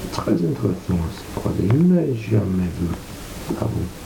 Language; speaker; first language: French; non-native, learner; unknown